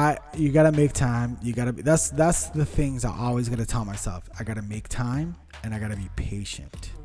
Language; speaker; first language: English; early bilingual, other home language; Portuguese